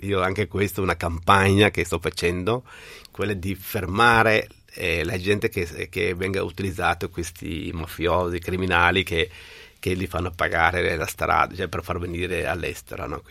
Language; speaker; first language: Italian; non-native, fluent; Somali